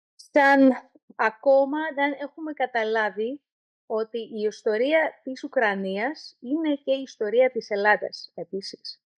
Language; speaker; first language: Greek; non-native, learner; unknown